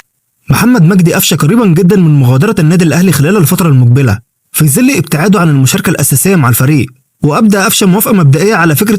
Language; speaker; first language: Arabic; native; Arabic